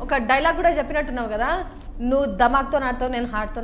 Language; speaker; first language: Telugu; native; Telugu